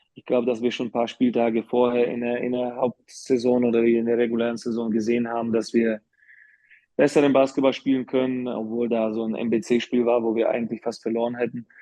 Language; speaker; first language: German; non-native, fluent; Slovak